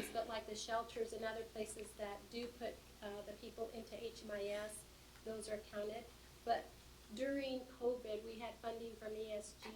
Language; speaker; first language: English; native; English